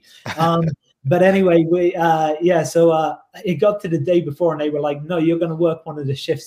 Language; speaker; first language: English; native; English